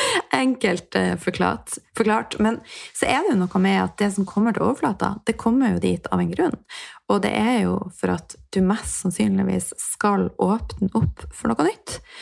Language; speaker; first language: Norwegian; native; Norwegian